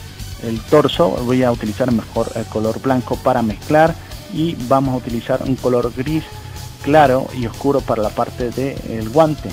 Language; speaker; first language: Spanish; native; Spanish